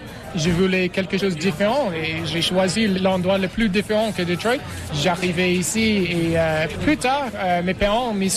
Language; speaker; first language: French; non-native, fluent; English